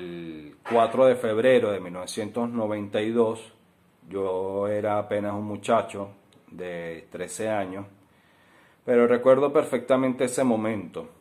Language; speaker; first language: Spanish; native; Spanish